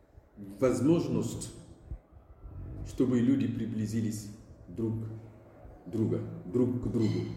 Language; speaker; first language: Russian; non-native, fluent; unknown